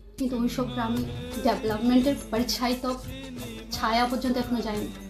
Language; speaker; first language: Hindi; non-native, local second language; Kok Borok